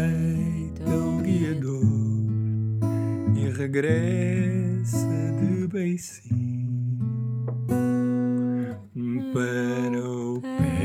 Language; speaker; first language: Portuguese; native; Portuguese